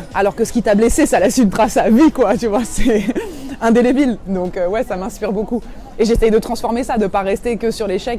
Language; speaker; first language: French; native; French